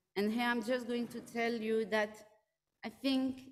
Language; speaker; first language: English; non-native, fluent; French